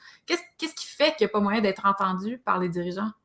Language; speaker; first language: French; native; French